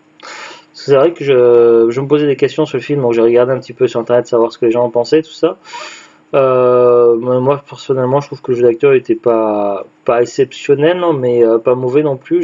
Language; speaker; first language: French; native; French